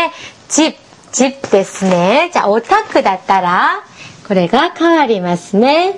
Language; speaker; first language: Japanese; non-native, fluent; Korean